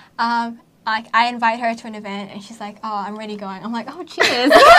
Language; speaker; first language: English; native; English